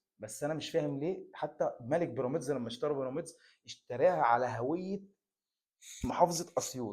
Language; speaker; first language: Arabic; native; Arabic